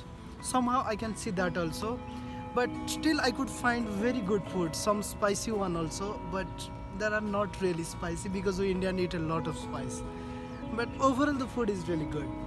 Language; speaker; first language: English; non-native, fluent; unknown